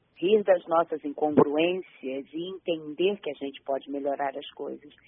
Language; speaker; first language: Portuguese; native; Portuguese